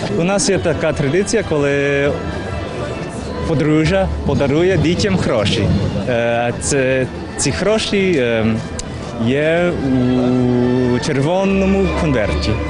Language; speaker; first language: Ukrainian; non-native, learner; Chinese